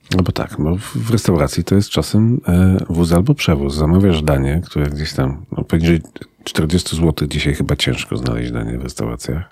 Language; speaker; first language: Polish; native; Polish